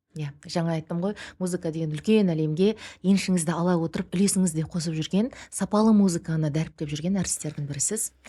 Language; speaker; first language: Kazakh; native; Kazakh